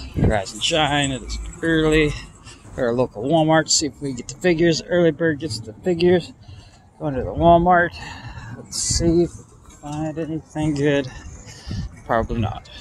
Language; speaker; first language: English; native; English